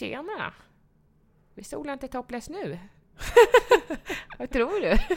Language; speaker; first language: Swedish; native; Swedish